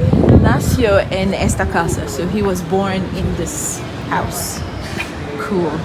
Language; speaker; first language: Spanish; non-native, learner; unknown